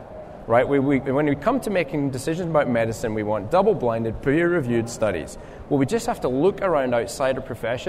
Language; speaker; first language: English; native; English